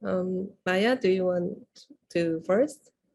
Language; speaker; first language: English; non-native, fluent; Korean